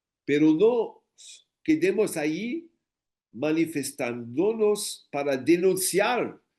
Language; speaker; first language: Spanish; non-native, fluent; English